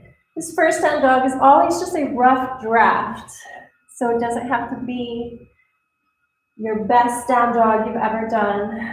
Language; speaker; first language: English; native; English